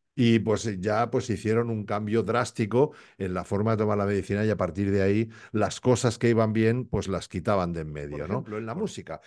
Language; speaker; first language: Spanish; native; Spanish